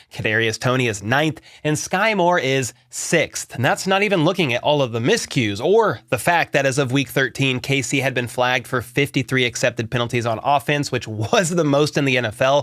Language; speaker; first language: English; native; English